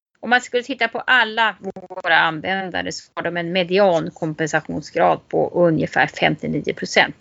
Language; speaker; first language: Swedish; native; Swedish